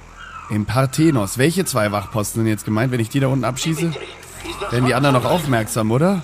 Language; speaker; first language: German; native; German